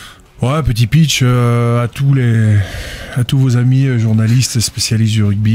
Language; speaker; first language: French; native; French